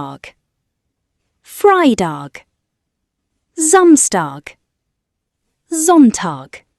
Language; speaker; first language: German; non-native, fluent; English